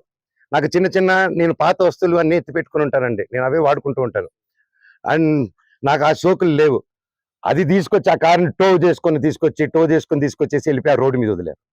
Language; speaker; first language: Telugu; native; Telugu